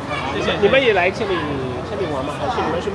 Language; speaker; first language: Chinese; non-native, fluent; English